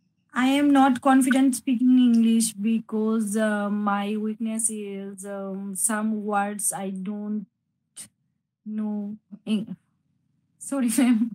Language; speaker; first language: English; non-native, learner; Bangla